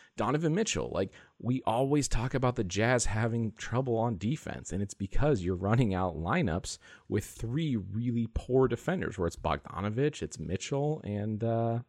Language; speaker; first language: English; native; English